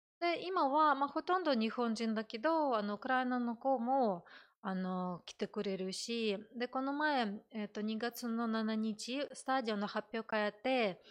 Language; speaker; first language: Japanese; non-native, fluent; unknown